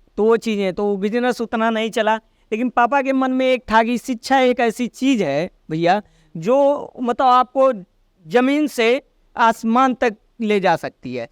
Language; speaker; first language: Hindi; native; Hindi